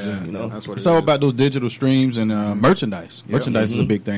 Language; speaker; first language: English; native; English